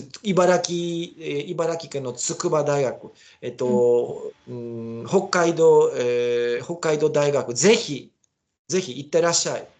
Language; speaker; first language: Japanese; non-native, learner; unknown